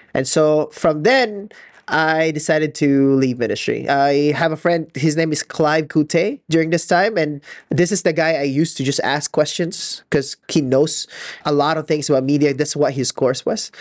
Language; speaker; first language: English; non-native, local second language; Filipino